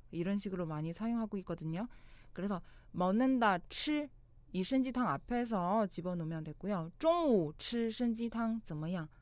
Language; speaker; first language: Korean; non-native, fluent; Chinese